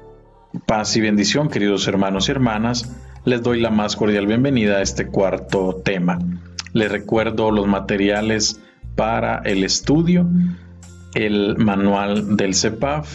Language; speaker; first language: Spanish; native; Spanish